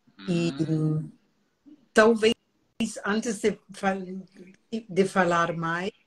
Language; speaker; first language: Portuguese; non-native, fluent; German